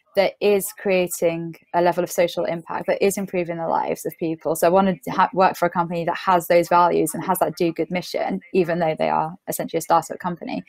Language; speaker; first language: English; native; English